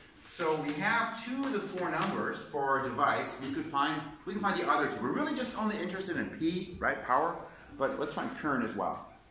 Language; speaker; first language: English; native; English